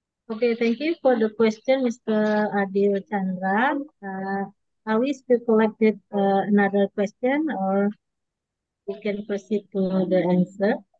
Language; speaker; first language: English; non-native, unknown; Indonesian